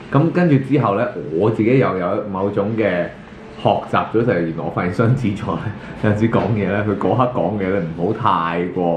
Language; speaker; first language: Chinese; native; Chinese